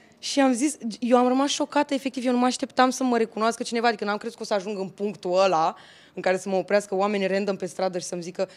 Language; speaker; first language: Romanian; native; Romanian